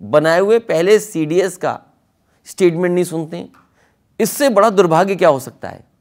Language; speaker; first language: Hindi; native; Hindi